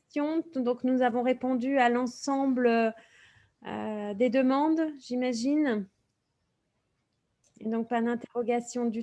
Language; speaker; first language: French; native; French